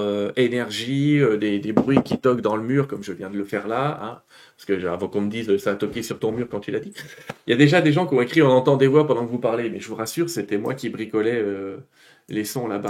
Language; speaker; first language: French; native; French